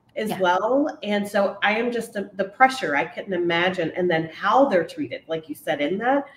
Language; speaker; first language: English; native; English